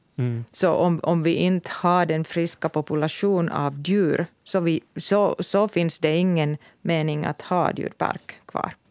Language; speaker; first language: Swedish; non-native, local second language; Finnish